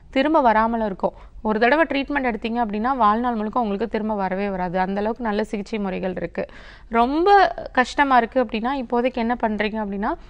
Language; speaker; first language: Tamil; native; Tamil